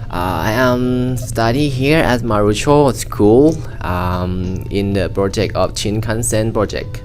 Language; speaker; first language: English; non-native, learner; Thai